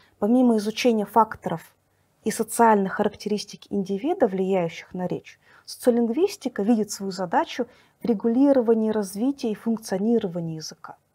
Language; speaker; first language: Russian; native; Russian